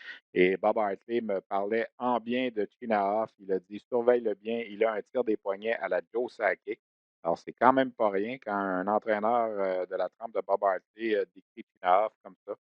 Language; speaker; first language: French; native; French